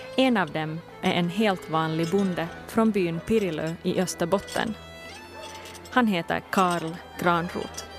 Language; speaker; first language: Swedish; native; Swedish